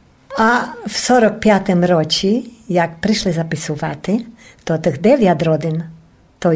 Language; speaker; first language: Polish; non-native, local second language; Rusyn